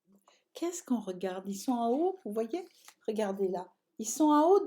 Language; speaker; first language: French; native; French